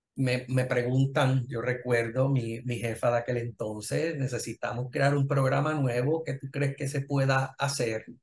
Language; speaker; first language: Spanish; native; Spanish